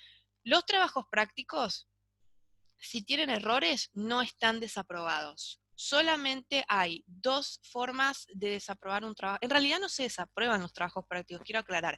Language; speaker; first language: Spanish; native; Spanish